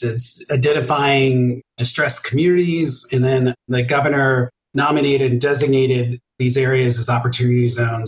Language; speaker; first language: English; native; English